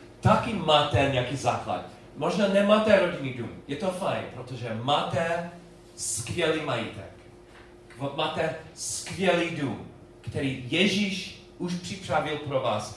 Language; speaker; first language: Czech; non-native, learner; English